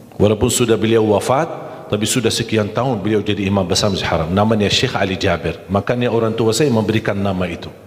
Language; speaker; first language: Malay; non-native, fluent; Arabic